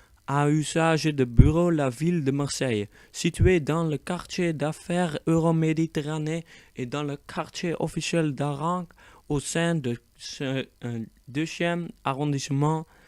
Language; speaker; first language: French; non-native, learner; Dutch